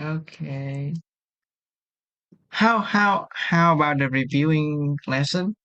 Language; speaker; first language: English; non-native, fluent; Vietnamese